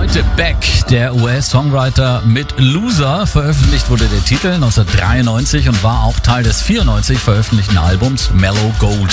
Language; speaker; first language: German; native; German